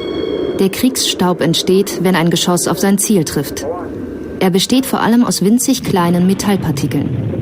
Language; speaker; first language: German; native; German